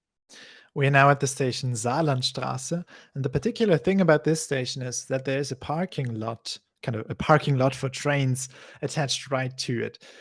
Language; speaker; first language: English; non-native, fluent; German